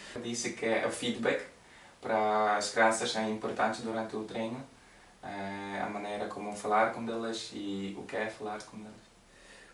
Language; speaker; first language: Portuguese; non-native, learner; Polish